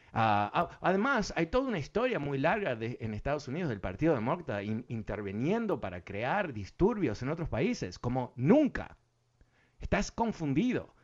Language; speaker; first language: Spanish; early bilingual, other home language; English